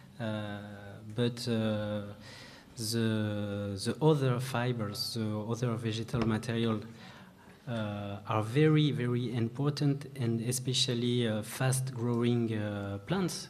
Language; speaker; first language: English; non-native, learner; French